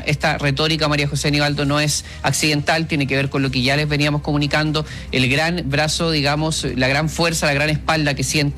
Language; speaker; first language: Spanish; native; Spanish